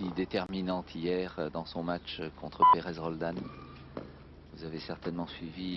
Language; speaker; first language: French; native; French